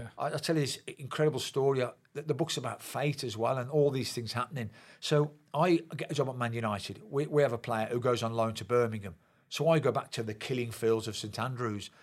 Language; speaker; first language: English; native; English